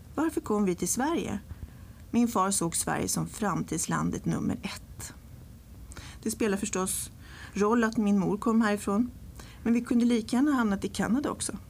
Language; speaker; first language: Swedish; early bilingual, other home language; English